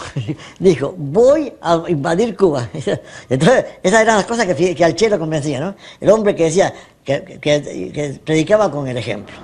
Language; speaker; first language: Spanish; native; Spanish